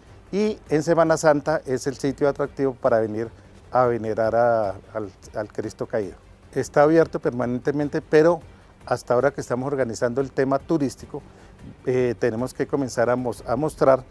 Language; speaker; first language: Spanish; native; Spanish